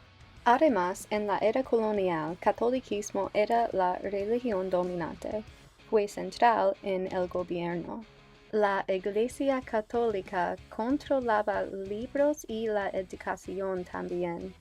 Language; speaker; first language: Spanish; non-native, learner; English